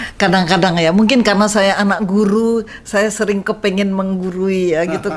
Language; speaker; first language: Indonesian; native; Indonesian